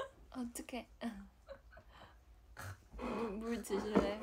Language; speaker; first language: Korean; non-native, fluent; Chinese